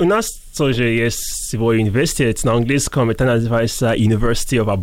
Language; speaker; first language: Russian; non-native, learner; English